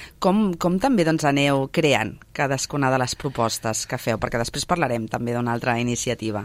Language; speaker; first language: Catalan; native; Catalan